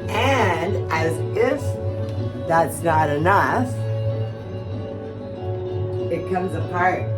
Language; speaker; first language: English; native; English